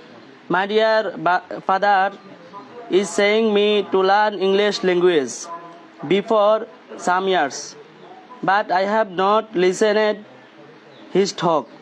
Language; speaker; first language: English; non-native, learner; Bangla